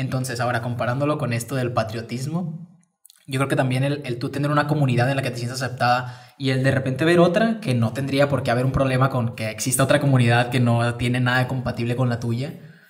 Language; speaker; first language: Spanish; native; Spanish